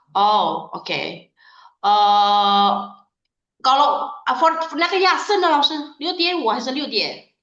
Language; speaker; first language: Chinese; non-native, fluent; Indonesian